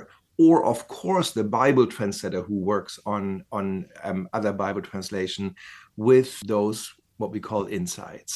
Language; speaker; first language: English; non-native, fluent; German